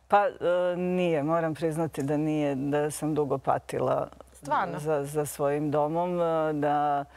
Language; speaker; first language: Croatian; native; Croatian